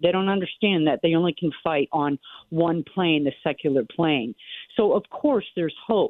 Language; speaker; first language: English; native; English